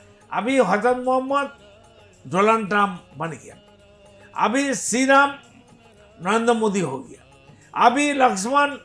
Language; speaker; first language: Hindi; non-native, local second language; Bangla